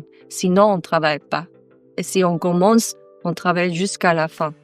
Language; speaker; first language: French; non-native, learner; Chinese